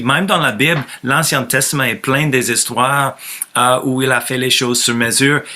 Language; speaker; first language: French; non-native, fluent; English